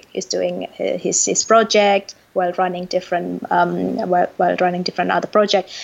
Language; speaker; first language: English; non-native, fluent; Indonesian